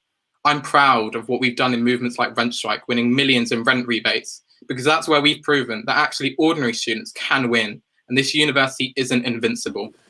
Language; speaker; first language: English; native; English